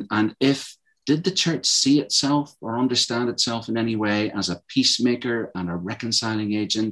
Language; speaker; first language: English; native; English